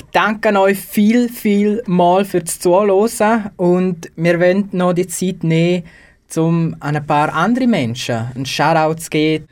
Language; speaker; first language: German; native; German